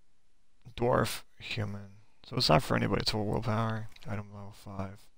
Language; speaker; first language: English; native; English